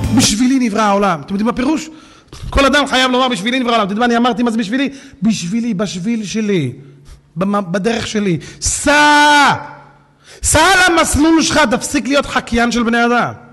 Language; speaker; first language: Hebrew; native; Hebrew